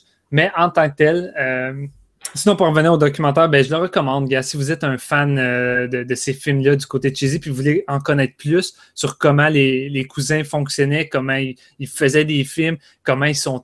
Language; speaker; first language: French; native; French